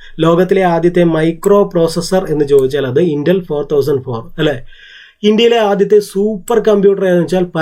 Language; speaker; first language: Malayalam; native; Malayalam